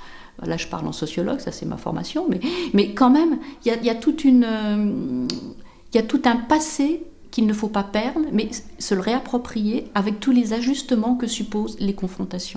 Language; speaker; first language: French; native; French